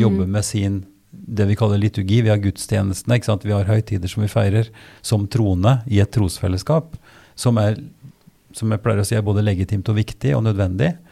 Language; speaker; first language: Norwegian; native; Norwegian